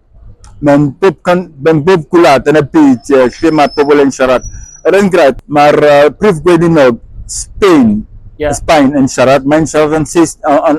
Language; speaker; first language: Welsh; non-native, fluent; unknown